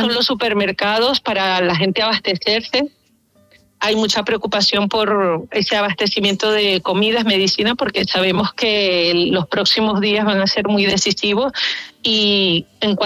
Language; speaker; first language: Spanish; native; Spanish